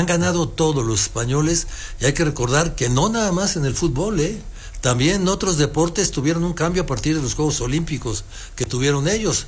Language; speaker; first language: Spanish; native; Spanish